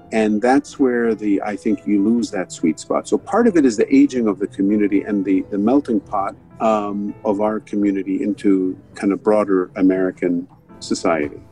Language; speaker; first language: English; early bilingual, other home language; Arabic